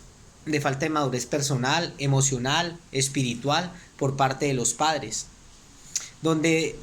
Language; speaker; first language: Spanish; native; Spanish